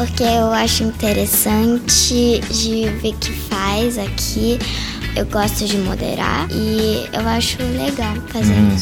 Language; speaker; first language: Portuguese; early bilingual, heritage; Portuguese